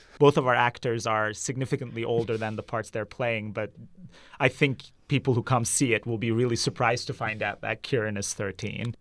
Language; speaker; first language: English; non-native, fluent; Turkish